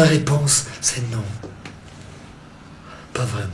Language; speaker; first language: French; non-native, local second language; German